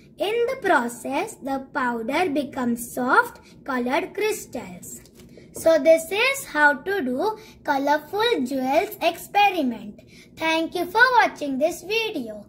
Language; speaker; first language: English; non-native, local second language; Marathi